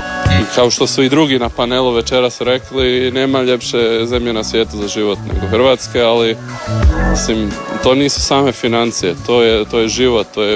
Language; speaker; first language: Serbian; early bilingual, heritage; English